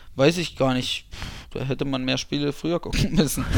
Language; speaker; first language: German; native; German